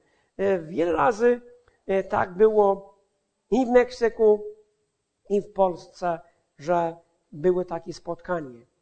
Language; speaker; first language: Polish; non-native, fluent; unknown